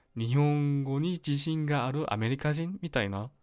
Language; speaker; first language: Japanese; non-native, learner; Korean